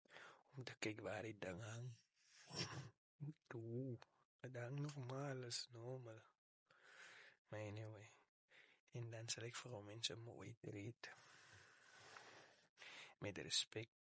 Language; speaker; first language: Dutch; non-native, learner; Afrikaans